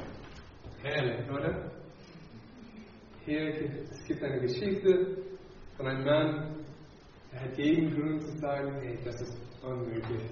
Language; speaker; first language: German; non-native, fluent; English